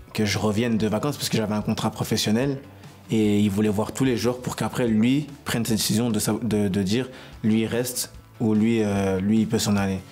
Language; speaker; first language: French; native; French